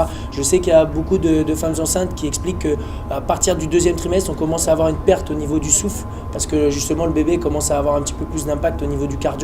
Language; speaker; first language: French; native; French